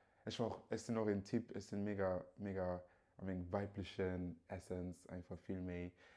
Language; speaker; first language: German; early bilingual, other home language; Yoruba